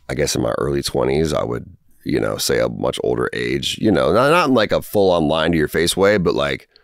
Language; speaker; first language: English; native; English